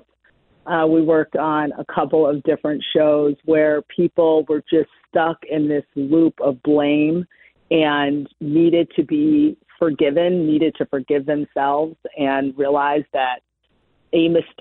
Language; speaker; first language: English; native; English